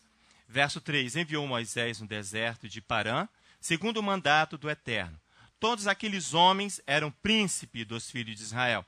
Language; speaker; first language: Portuguese; native; Portuguese